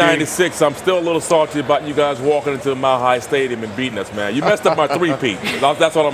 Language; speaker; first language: English; native; English